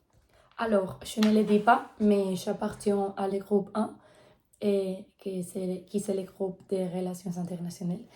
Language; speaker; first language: French; non-native, learner; Spanish